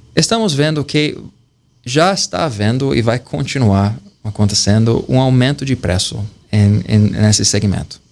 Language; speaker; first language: Portuguese; non-native, fluent; English